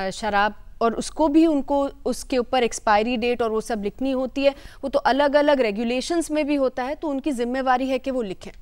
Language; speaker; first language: Hindi; native; Hindi